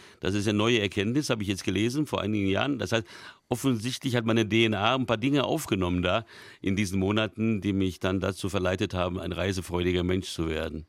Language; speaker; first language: German; early bilingual, other home language; Hungarian